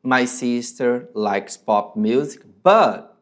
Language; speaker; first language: English; non-native, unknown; Portuguese